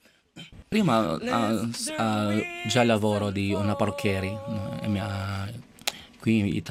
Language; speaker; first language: Italian; non-native, learner; Filipino